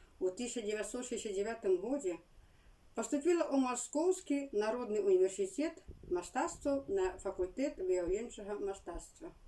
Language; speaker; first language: Belarusian; native; Belarusian